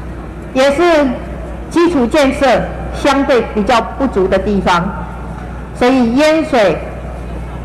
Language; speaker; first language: Chinese; native; Chinese